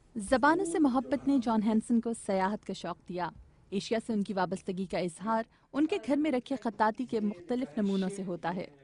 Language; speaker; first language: Urdu; native; Urdu